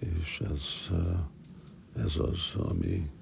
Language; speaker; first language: Hungarian; early bilingual, heritage; Hungarian